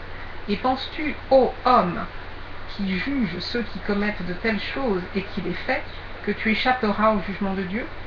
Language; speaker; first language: French; native; French